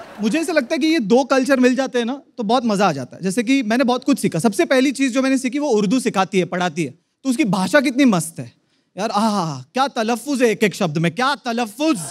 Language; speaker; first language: Hindi; non-native, local second language; Gujarati